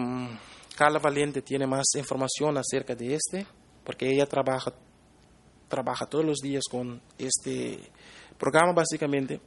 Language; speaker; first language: Spanish; non-native, fluent; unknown